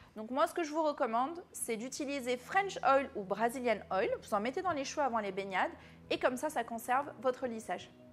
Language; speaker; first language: French; early bilingual, other home language; Arabic